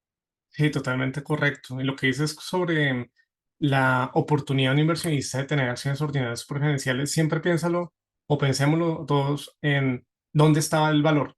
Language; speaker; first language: Spanish; native; Spanish